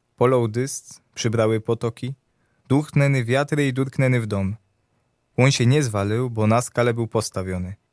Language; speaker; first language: Polish; native; Polish